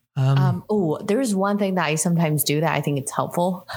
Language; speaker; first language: English; non-native, local second language; Cantonese